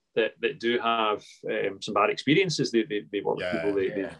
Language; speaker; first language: English; native; English